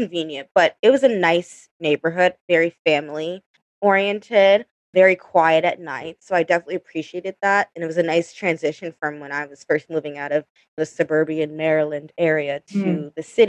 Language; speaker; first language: English; native; English